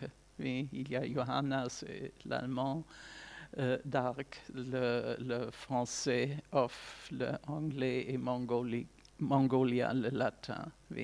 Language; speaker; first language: French; non-native, fluent; German